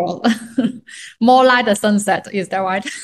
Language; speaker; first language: English; non-native, learner; Chinese